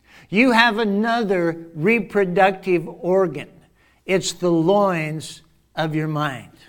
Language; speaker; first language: English; native; English